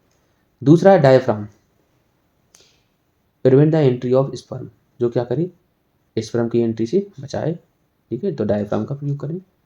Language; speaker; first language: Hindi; native; Hindi